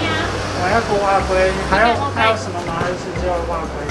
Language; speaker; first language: Chinese; non-native, fluent; English